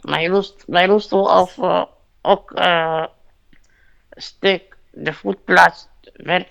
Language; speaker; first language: Dutch; non-native, fluent; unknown